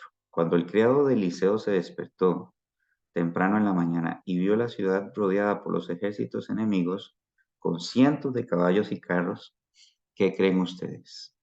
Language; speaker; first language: Spanish; native; Spanish